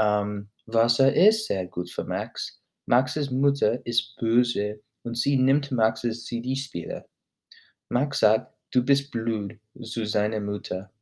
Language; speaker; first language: German; non-native, learner; English